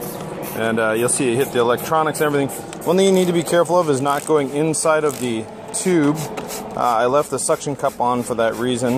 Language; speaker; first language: English; native; English